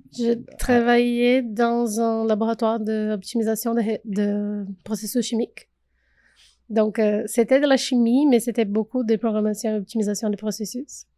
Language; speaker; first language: French; non-native, fluent; Portuguese